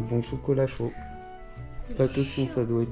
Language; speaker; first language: French; native; French